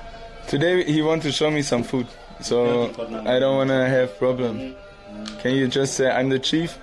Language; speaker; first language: English; non-native, learner; German